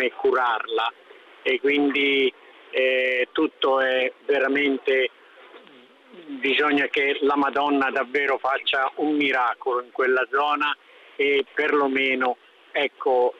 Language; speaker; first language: Italian; non-native, fluent; Swahili